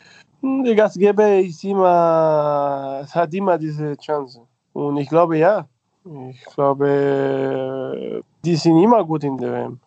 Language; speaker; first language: German; non-native, fluent; Spanish